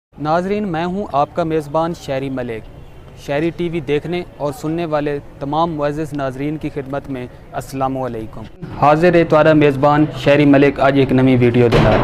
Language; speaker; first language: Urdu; non-native, local second language; Saraiki